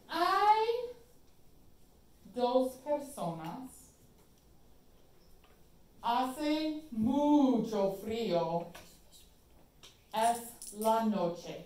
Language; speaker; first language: Spanish; non-native, fluent; English